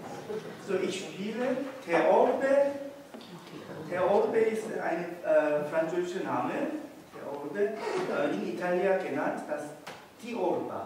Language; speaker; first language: German; non-native, learner; Korean